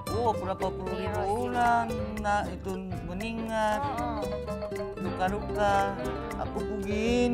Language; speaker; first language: Indonesian; non-native, learner; Japanese